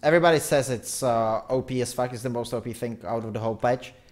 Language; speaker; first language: English; non-native, fluent; Czech